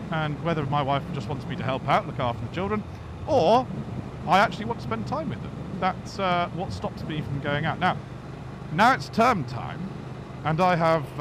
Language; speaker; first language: English; native; English